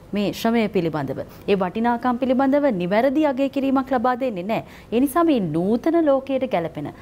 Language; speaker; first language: Sinhala; native; Sinhala